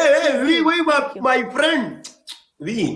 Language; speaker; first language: English; non-native, learner; Pashto